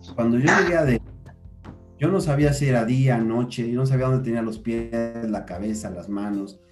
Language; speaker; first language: Spanish; native; Spanish